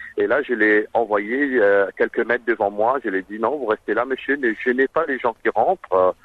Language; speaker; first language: French; non-native, local second language; Morisyen